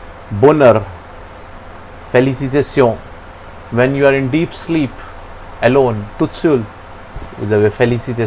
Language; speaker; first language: French; non-native, learner; Hindi